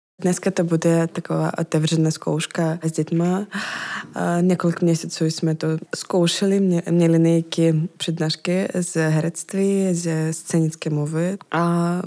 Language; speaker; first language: Czech; non-native, learner; Ukrainian